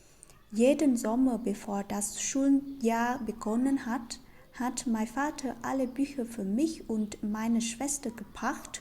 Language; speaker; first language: German; non-native, learner; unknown